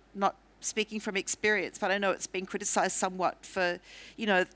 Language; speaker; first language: English; native; English